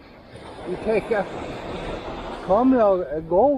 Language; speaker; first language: English; non-native, learner; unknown